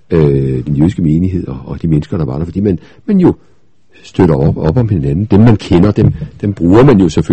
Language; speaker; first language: Danish; native; Danish